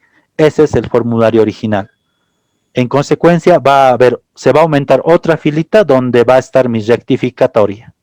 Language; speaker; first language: Spanish; native; Spanish